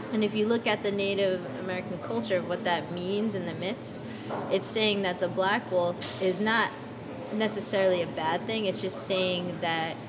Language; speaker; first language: English; native; English